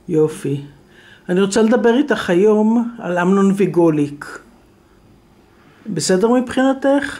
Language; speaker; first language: Hebrew; native; Hebrew